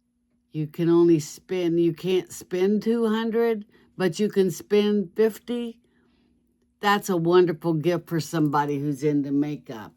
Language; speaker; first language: English; native; English